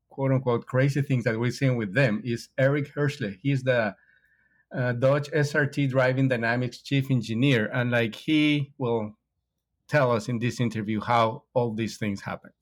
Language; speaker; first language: English; non-native, fluent; Spanish